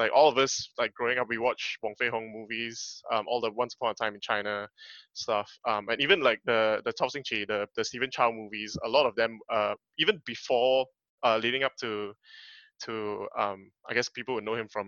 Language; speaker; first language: English; native; English